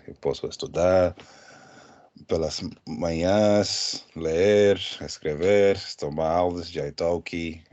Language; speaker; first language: Portuguese; non-native, learner; English